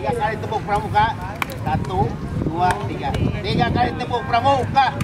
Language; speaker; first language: Indonesian; non-native, fluent; Khmer